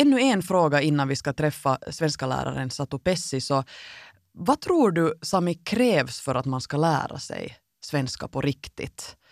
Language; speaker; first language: Swedish; native; Swedish